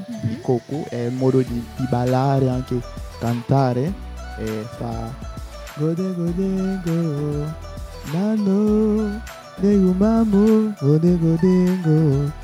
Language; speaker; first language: Italian; non-native, fluent; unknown